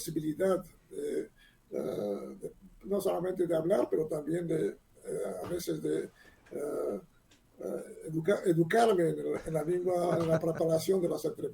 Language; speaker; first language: Spanish; non-native, learner; Hebrew